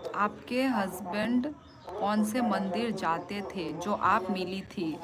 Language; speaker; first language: Hindi; non-native, local second language; Kok Borok